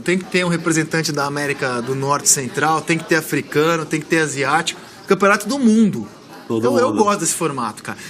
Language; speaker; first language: Portuguese; native; Portuguese